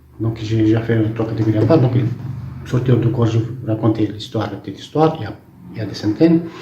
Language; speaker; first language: French; non-native, fluent; Romanian